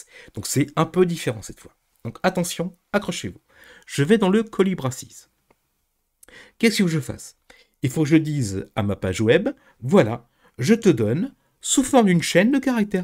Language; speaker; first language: French; native; French